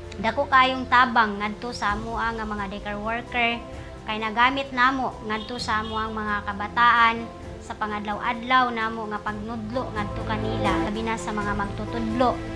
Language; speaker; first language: Cebuano; non-native, local second language; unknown